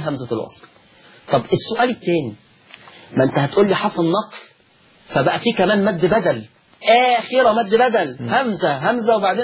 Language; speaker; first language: Arabic; native; Arabic